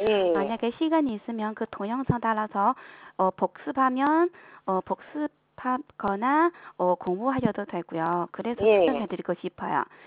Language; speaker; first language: Korean; non-native, fluent; Chinese